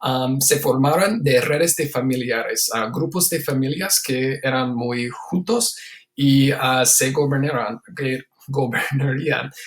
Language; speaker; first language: Spanish; non-native, fluent; English